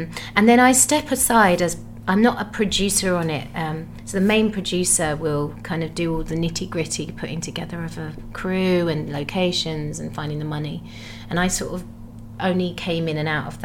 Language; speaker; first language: English; native; English